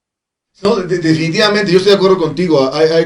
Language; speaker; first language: Spanish; native; Spanish